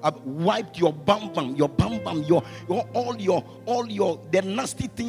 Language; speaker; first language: English; non-native, local second language; Ga